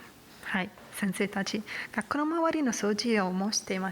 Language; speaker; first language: Japanese; non-native, learner; Italian